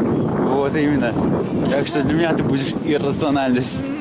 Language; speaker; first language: Russian; native; Russian